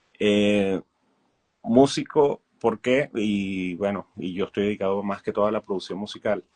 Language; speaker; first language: Spanish; native; Spanish